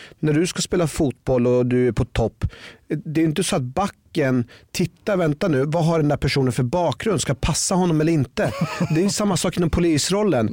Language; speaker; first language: Swedish; early bilingual, other home language; Persian